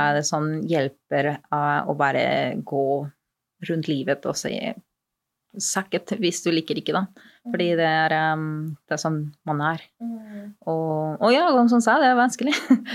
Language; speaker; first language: Norwegian; non-native, fluent; Spanish